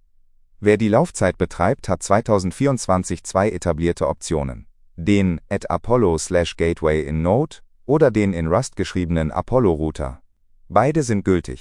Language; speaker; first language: German; native; German